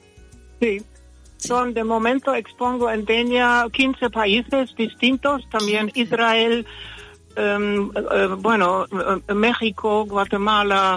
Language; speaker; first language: Spanish; early bilingual, other home language; German